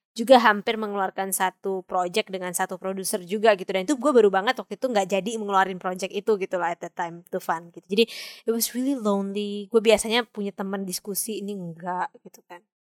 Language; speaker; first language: Indonesian; early bilingual, heritage; Indonesian